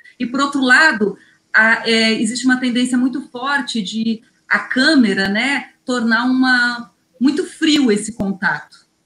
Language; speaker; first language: Portuguese; native; Portuguese